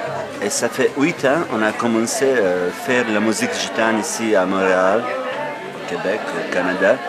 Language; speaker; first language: French; non-native, fluent; Bosnian